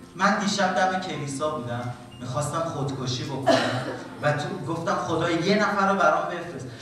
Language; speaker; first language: Persian; native; Persian